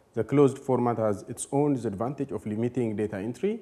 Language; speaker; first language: English; non-native, fluent; Amharic